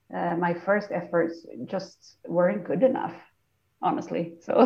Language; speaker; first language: English; non-native, fluent; Swedish